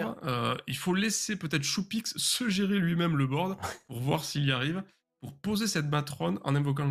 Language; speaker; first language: French; native; French